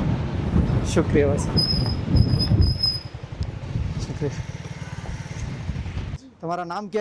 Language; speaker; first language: Hindi; non-native, learner; Bangla